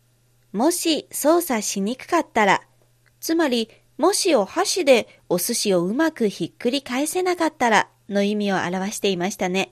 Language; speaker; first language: Japanese; non-native, fluent; Chinese